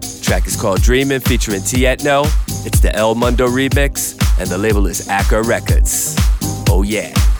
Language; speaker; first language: English; native; English